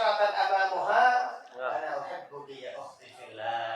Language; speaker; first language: Arabic; non-native, fluent; Indonesian